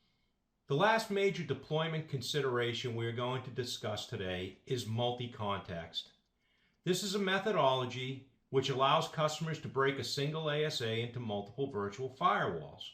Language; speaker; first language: English; native; English